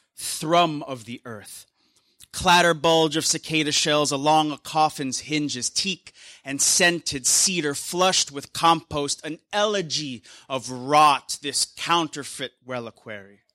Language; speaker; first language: English; native; English